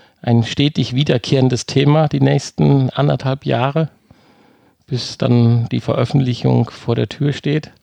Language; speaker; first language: German; native; German